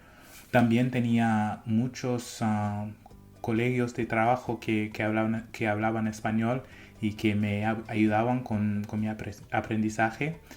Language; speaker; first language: Spanish; non-native, fluent; English